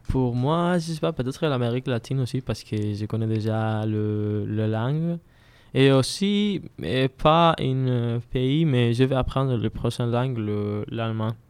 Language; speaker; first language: French; non-native, learner; Spanish